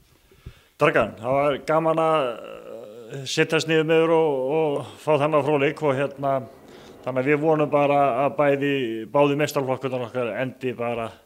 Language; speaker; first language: Icelandic; native; Icelandic